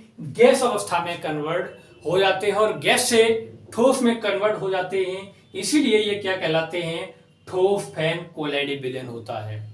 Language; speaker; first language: Hindi; native; Hindi